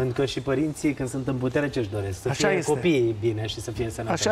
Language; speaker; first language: Romanian; native; Romanian